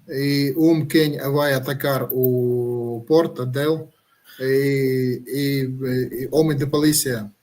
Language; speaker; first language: Portuguese; non-native, learner; Russian